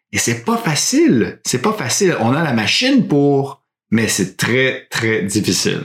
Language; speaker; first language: French; early bilingual, heritage; French